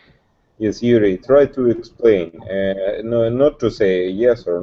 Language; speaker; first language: English; non-native, learner; Russian